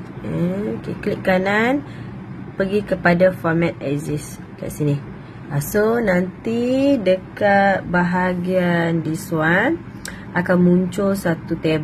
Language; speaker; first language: Malay; native; Malay